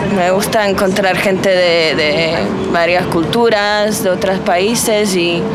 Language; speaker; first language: Spanish; non-native, fluent; Slovak